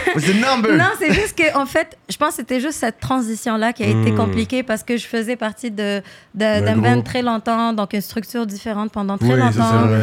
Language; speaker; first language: French; non-native, local second language; Arabic